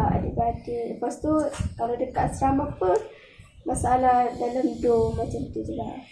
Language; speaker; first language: Malay; native; Malay